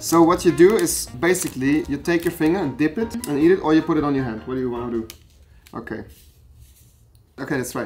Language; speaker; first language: English; non-native, fluent; German